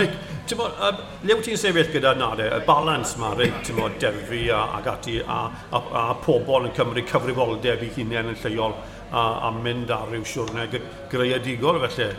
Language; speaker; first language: Welsh; native; Welsh